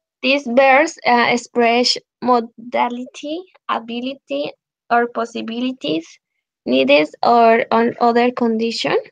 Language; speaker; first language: English; non-native, learner; Spanish